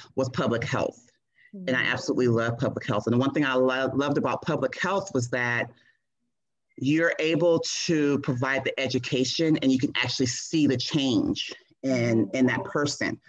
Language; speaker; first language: English; native; English